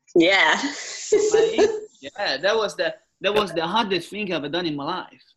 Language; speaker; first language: English; non-native, fluent; Italian